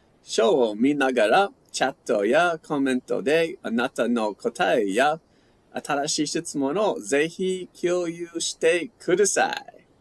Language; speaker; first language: Japanese; non-native, learner; English